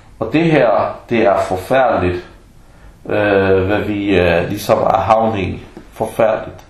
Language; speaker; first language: Danish; non-native, fluent; Arabic